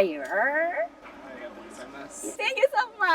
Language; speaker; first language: English; non-native, learner; Japanese